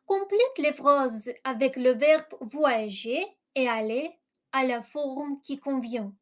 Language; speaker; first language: French; non-native, fluent; Ukrainian